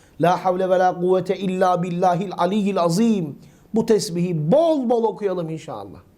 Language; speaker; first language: Turkish; native; Turkish